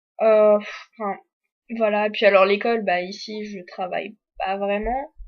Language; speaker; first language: French; native; French